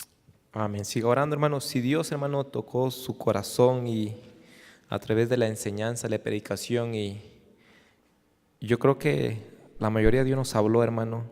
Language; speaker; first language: Spanish; native; Spanish